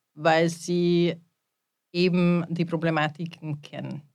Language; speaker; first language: German; non-native, fluent; Hungarian